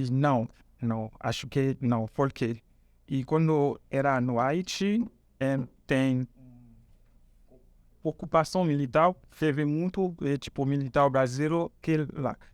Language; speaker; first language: Portuguese; non-native, fluent; Haitian Creole